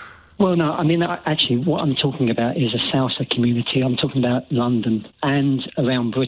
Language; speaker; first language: English; native; English